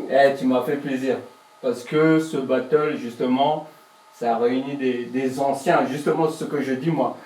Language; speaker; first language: French; native; French